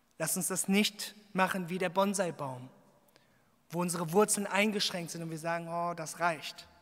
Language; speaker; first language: German; early bilingual, other home language; Korean